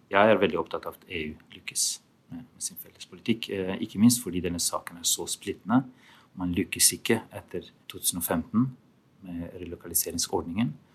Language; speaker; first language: Norwegian; non-native, fluent; Albanian